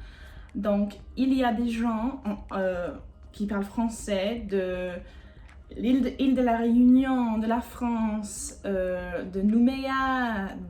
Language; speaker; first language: French; non-native, fluent; English